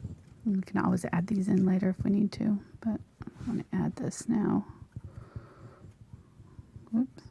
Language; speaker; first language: English; native; English